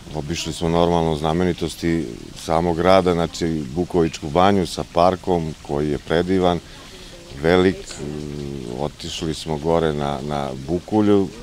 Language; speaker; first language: Croatian; non-native, local second language; Slovak